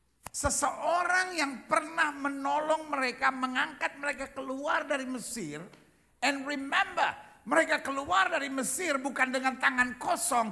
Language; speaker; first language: Indonesian; native; Indonesian